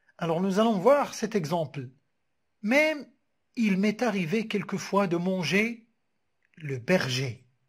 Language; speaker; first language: French; non-native, local second language; Arabic